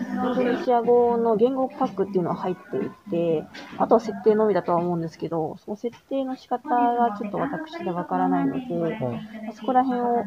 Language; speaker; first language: Japanese; native; Japanese